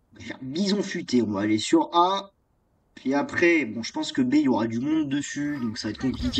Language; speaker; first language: French; native; French